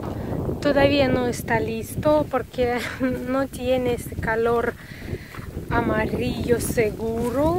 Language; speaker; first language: Spanish; non-native, learner; Russian